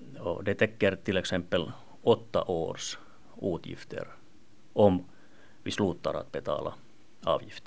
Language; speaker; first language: Swedish; non-native, local second language; Finnish